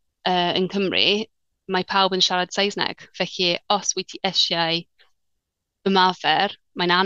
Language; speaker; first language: Welsh; non-native, learner; English